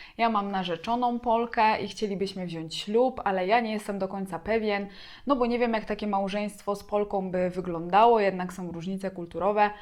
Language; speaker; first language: Polish; native; Polish